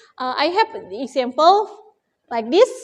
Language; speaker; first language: English; non-native, learner; Indonesian